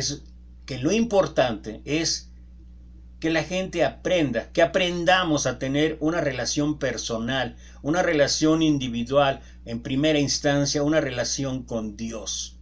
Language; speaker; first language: Spanish; native; Spanish